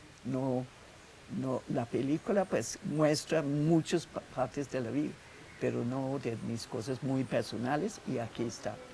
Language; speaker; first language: Spanish; non-native, fluent; English